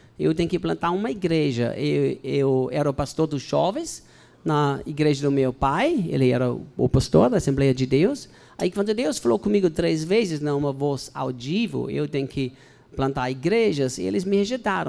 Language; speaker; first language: Portuguese; non-native, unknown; German